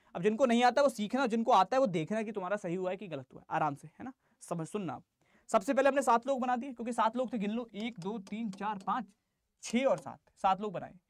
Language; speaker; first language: Hindi; native; Hindi